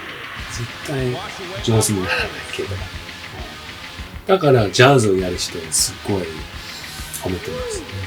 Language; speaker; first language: Japanese; non-native, fluent; English